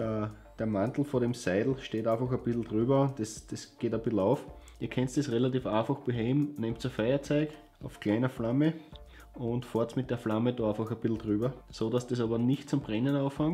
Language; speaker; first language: German; native; German